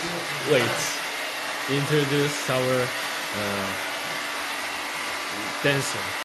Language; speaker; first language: English; non-native, learner; Korean